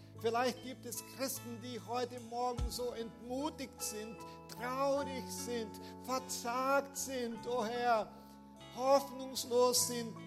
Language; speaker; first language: German; non-native, fluent; Portuguese